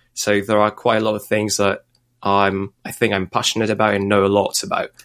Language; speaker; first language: English; non-native, fluent; Polish